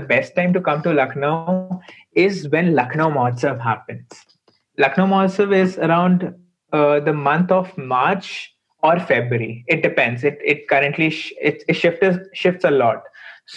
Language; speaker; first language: English; non-native, local second language; Hindi